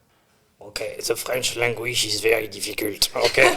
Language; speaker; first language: English; non-native, fluent; French